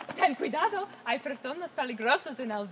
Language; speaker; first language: Spanish; non-native, learner; English